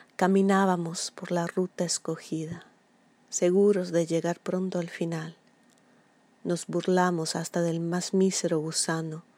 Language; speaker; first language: Spanish; non-native, fluent; Italian